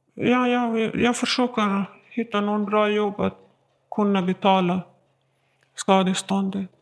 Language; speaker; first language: Swedish; non-native, learner; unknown